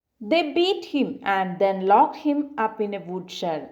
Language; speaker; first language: English; non-native, local second language; Malayalam